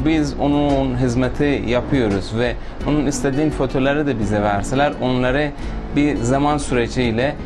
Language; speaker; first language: Turkish; non-native, local second language; Persian